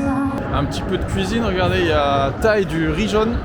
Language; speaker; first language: French; native; French